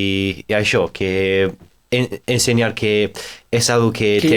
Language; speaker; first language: Catalan; non-native, fluent; English